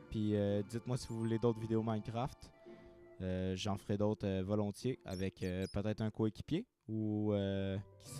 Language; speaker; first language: French; native; French